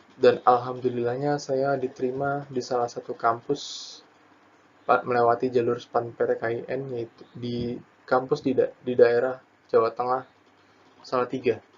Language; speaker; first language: Indonesian; native; Indonesian